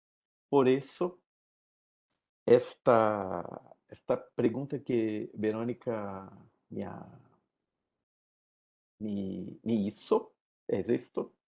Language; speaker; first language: Spanish; non-native, learner; Portuguese